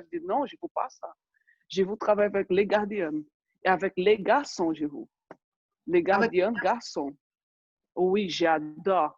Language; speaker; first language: French; non-native, fluent; Portuguese